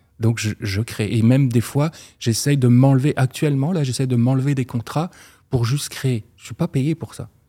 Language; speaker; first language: French; native; French